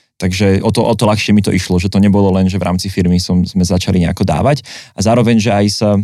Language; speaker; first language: Slovak; native; Slovak